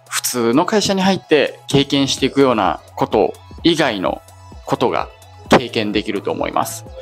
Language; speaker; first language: Japanese; native; Japanese